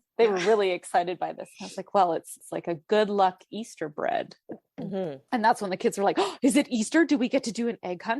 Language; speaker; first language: English; native; English